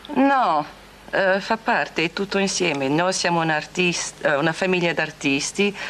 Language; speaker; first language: Italian; early bilingual, heritage; Italian